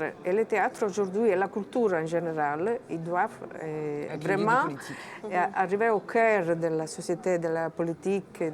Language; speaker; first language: French; non-native, fluent; Italian